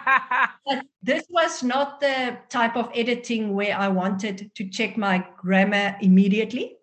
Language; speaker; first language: English; non-native, local second language; Afrikaans